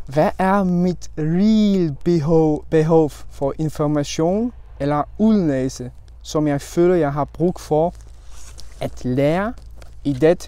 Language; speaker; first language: Danish; non-native, learner; Polish